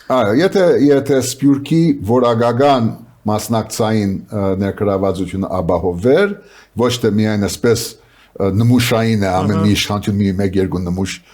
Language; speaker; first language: Armenian; early bilingual, heritage; Armenian